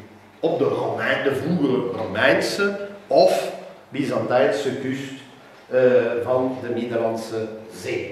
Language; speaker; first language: Dutch; non-native, local second language; French